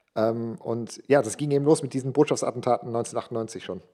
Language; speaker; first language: German; non-native, local second language; English